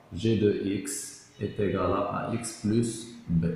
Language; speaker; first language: French; non-native, local second language; Arabic